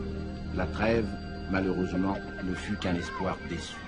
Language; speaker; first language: French; native; French